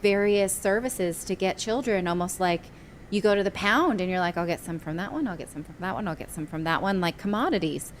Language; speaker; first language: English; native; English